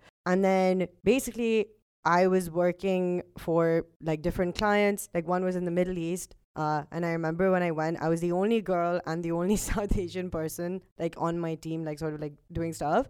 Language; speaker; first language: English; non-native, local second language; Urdu